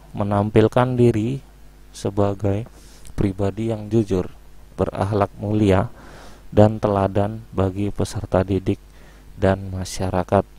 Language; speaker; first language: Indonesian; native; Indonesian